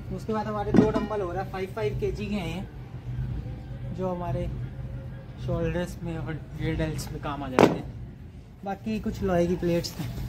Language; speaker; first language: Hindi; native; Hindi